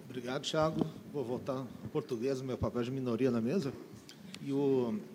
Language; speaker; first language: Portuguese; native; Portuguese